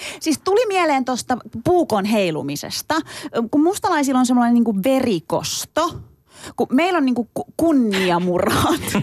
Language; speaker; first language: Finnish; early bilingual, other home language; Turkish